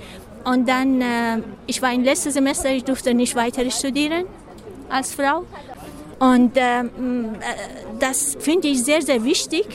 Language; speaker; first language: German; non-native, fluent; Persian